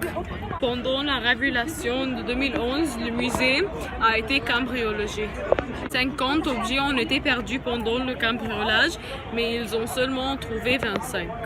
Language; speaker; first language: French; non-native, learner; Arabic